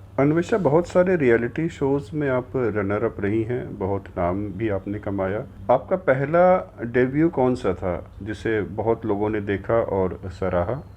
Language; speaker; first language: Hindi; native; Hindi